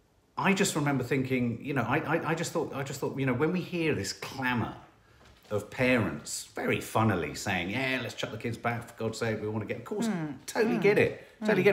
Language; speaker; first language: English; native; English